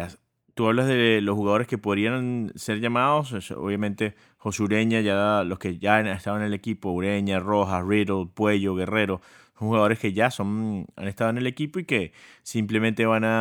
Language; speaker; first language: Spanish; native; Spanish